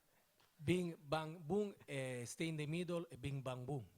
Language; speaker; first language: English; non-native, learner; Italian